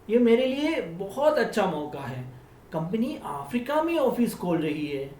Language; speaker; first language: Hindi; non-native, local second language; Malayalam